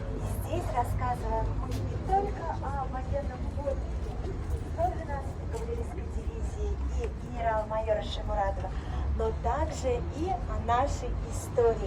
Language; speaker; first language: Russian; native; Russian